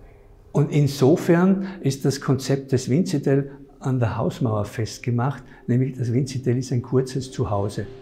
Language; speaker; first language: German; native; German